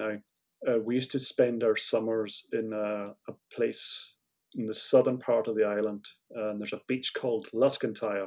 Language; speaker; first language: English; native; English